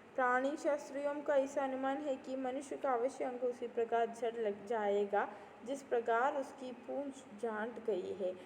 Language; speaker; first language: Hindi; non-native, local second language; Malayalam